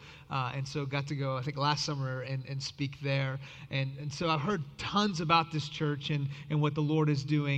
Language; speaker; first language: English; early bilingual, other home language; Persian